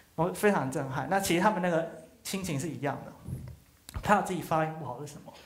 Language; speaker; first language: Chinese; native; Chinese